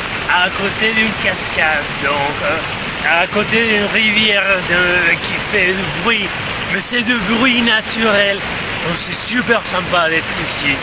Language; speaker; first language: French; non-native, fluent; Spanish